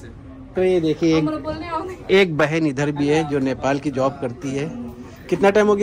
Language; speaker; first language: Hindi; native; Hindi